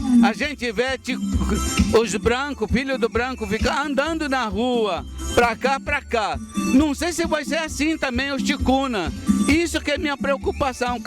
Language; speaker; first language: Portuguese; non-native, local second language; Ticuna